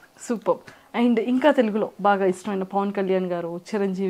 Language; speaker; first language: Telugu; native; Telugu